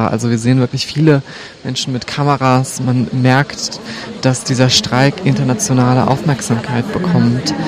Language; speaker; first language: German; native; German